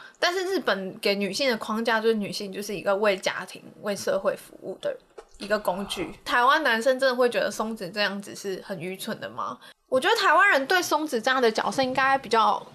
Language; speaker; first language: Chinese; native; Chinese